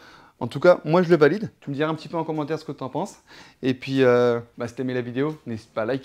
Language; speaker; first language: French; native; French